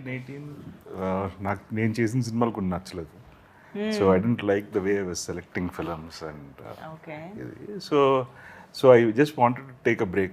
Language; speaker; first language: Telugu; native; Telugu